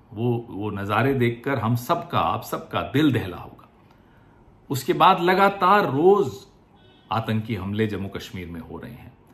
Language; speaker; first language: Hindi; native; Hindi